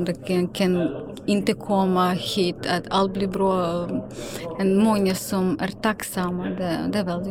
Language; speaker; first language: Swedish; non-native, learner; Ukrainian